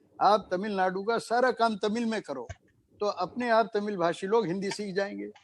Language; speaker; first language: Hindi; native; Hindi